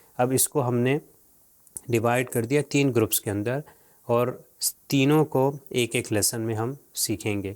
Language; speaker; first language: Urdu; native; Urdu